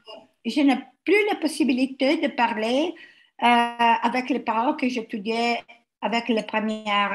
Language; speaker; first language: French; non-native, learner; Italian